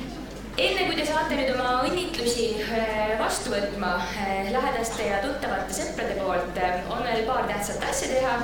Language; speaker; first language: Estonian; native; Estonian